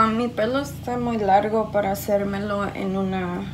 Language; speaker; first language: Spanish; early bilingual, heritage; Spanish